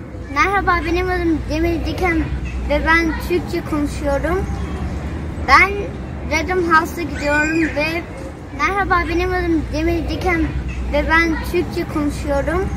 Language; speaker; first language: Turkish; early bilingual, heritage; Turkish